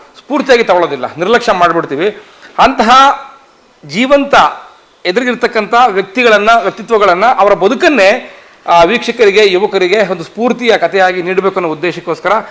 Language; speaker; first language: Kannada; native; Kannada